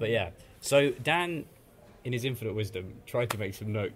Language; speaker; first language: English; native; English